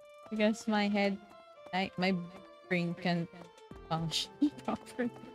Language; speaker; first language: English; non-native, local second language; Filipino